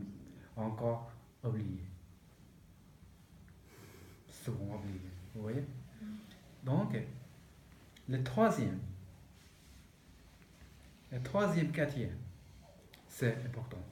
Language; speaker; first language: French; non-native, learner; Tibetan